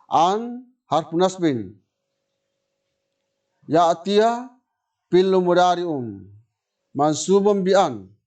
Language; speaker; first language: Arabic; non-native, fluent; Indonesian